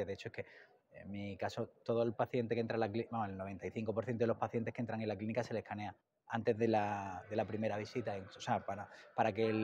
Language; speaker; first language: Spanish; native; Spanish